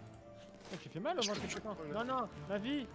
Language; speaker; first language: French; native; French